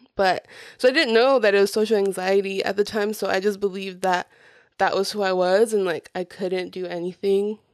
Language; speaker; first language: English; early bilingual, other home language; Spanish